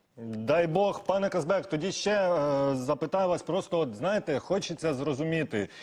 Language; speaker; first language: Ukrainian; native; Ukrainian